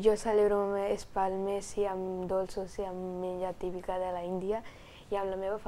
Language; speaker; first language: Catalan; early bilingual, other home language; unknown